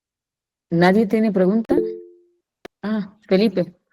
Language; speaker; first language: Spanish; non-native, fluent; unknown